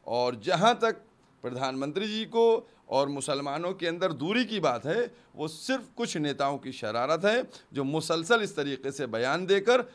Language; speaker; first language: Hindi; native; Hindi